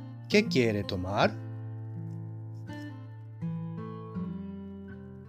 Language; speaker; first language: Spanish; non-native, fluent; Japanese